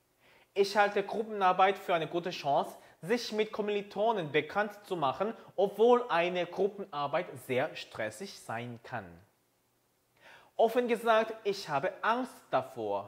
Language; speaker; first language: German; non-native, fluent; Korean